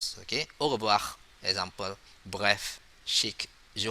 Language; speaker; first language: French; non-native, fluent; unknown